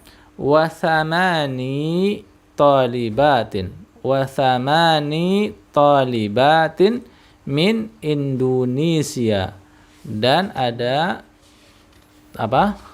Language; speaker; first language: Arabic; non-native, fluent; Indonesian